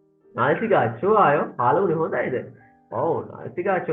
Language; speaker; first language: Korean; non-native, learner; Sinhala